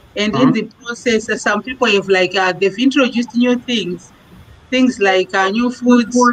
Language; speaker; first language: English; non-native, local second language; Shona